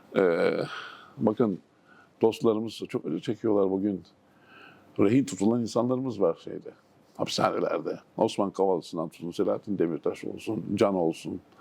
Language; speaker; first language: Turkish; native; Turkish